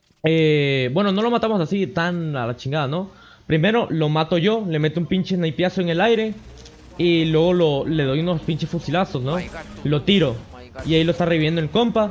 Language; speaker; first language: Spanish; native; Spanish